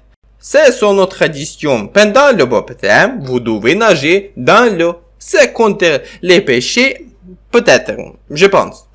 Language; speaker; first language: French; non-native, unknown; Ukrainian